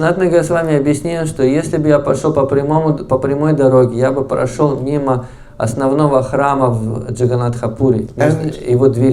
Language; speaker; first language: Russian; native; Russian